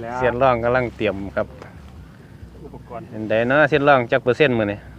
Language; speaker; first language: Thai; native; Thai